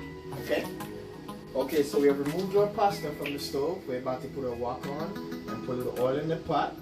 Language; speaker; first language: English; native; English